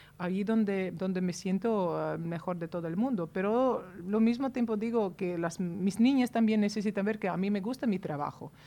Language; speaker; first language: Spanish; non-native, fluent; Latvian